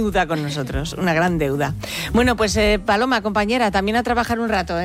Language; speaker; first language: Spanish; native; Spanish